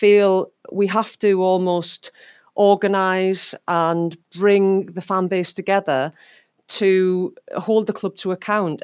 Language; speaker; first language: English; native; English